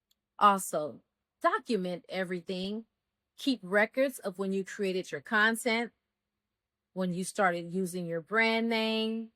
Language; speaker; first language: English; native; English